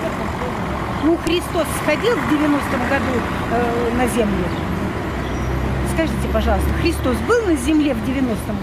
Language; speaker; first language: Russian; native; Russian